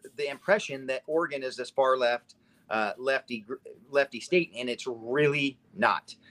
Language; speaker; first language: English; native; English